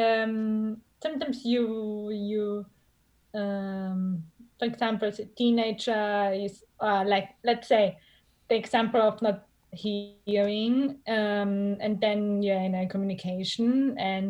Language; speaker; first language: English; non-native, fluent; German